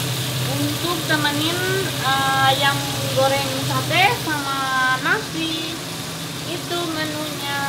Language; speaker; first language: Indonesian; non-native, fluent; Spanish